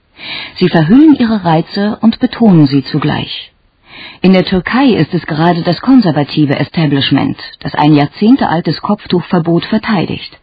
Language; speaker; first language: German; native; German